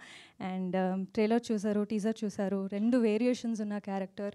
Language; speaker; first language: Telugu; non-native, fluent; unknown